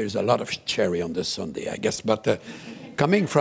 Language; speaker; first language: English; non-native, fluent; French